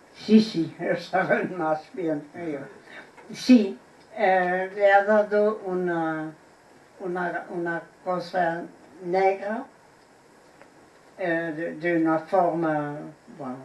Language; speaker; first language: Spanish; non-native, fluent; French